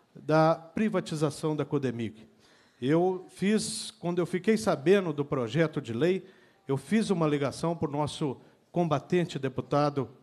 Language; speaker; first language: Portuguese; native; Portuguese